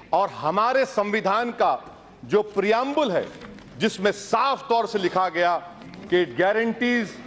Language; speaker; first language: Urdu; native; Urdu